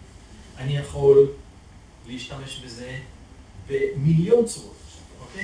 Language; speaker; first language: Hebrew; native; Hebrew